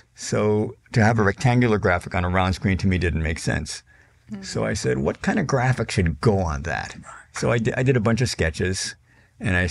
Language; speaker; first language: English; native; English